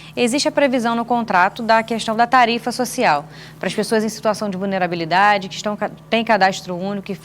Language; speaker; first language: Portuguese; native; Portuguese